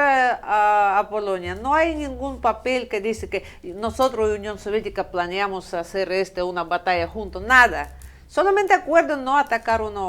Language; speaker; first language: Spanish; non-native, fluent; Russian